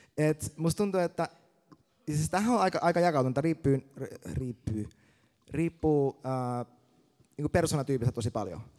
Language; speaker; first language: Finnish; native; Finnish